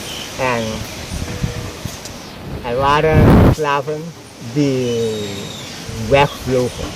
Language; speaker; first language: Dutch; non-native, local second language; Papiamento